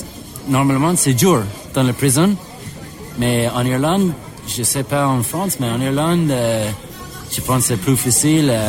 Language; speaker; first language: French; non-native, learner; English